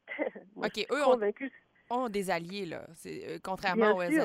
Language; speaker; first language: French; native; French